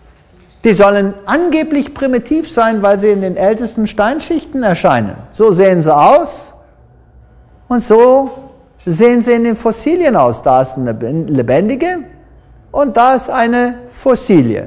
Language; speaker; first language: German; non-native, fluent; English